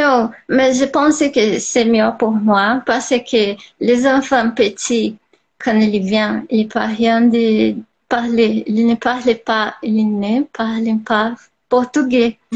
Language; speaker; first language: French; non-native, learner; Portuguese